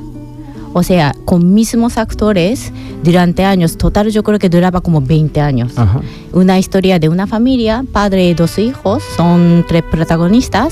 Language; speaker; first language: Spanish; non-native, fluent; Japanese